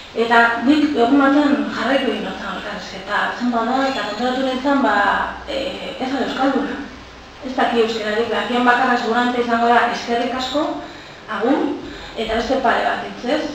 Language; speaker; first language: Basque; non-native, local second language; Spanish